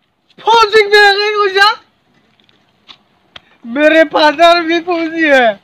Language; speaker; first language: Hindi; non-native, local second language; Assamese